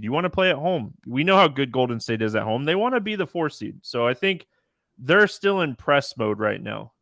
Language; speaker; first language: English; native; English